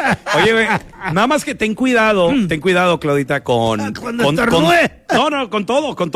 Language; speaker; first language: Spanish; native; Spanish